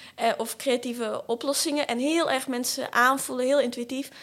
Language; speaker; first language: Dutch; early bilingual, other home language; Portuguese